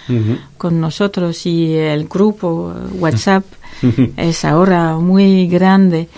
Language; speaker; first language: Spanish; non-native, learner; French